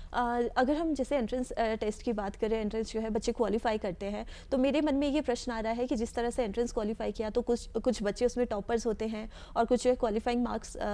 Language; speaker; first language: Hindi; native; Hindi